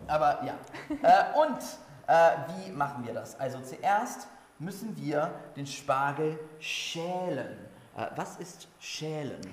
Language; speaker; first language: German; non-native, fluent; English